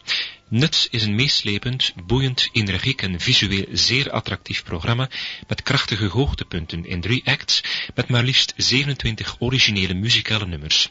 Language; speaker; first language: Dutch; native; Dutch